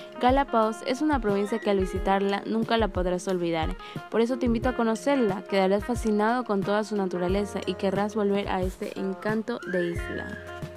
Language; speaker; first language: Spanish; native; Spanish